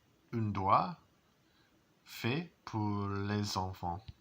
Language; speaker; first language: French; non-native, learner; English